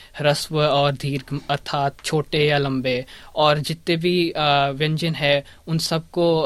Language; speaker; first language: Hindi; early bilingual, heritage; Hindi